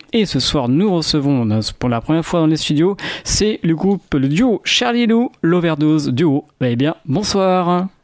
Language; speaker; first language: French; native; French